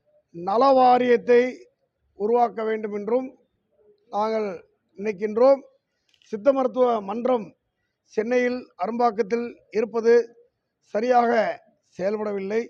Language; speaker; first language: Tamil; native; Tamil